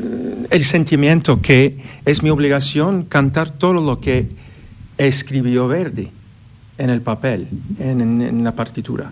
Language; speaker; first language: Spanish; non-native, fluent; English